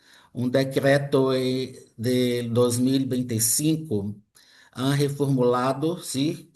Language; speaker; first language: Spanish; non-native, fluent; Portuguese